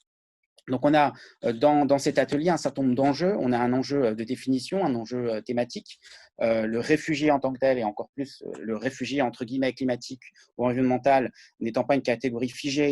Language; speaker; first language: French; native; French